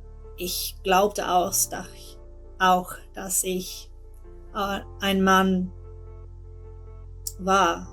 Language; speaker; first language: German; non-native, learner; English